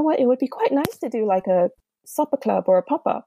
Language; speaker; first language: English; non-native, local second language; Yoruba